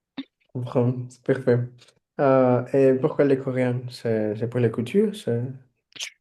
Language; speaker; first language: French; non-native, fluent; Portuguese